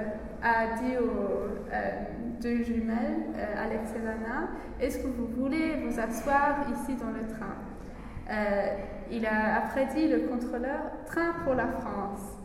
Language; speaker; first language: French; non-native, learner; English